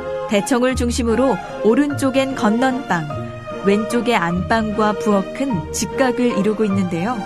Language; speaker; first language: Korean; native; Korean